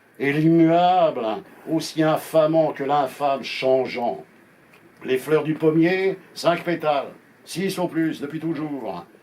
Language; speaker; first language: French; native; French